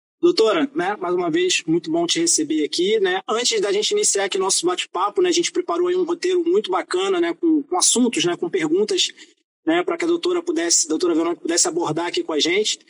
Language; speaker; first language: Portuguese; native; Portuguese